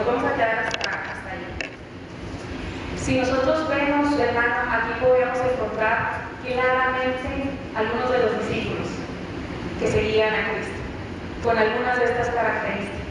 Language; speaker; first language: Spanish; native; Spanish